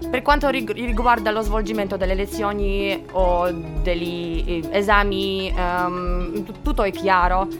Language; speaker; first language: Italian; non-native, fluent; Russian